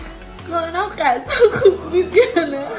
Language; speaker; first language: Persian; native; Persian